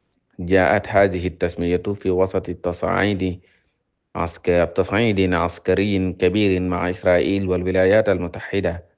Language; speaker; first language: Arabic; non-native, fluent; Wolof